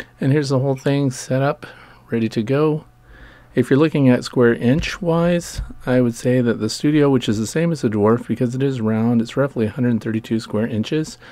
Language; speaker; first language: English; native; English